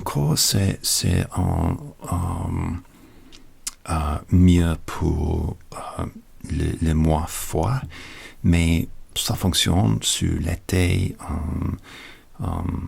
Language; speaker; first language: French; non-native, learner; English